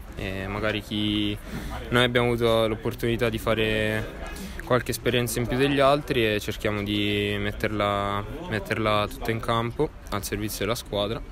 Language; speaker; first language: Italian; native; Italian